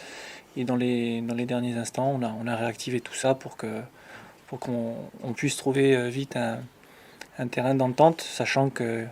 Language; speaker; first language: French; native; French